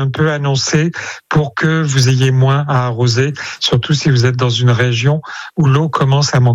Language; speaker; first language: French; native; French